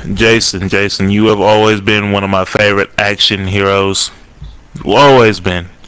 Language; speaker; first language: English; native; English